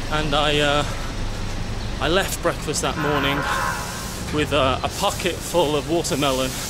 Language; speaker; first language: English; native; English